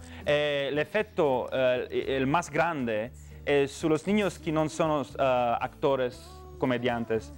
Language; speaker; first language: Spanish; non-native, learner; Romanian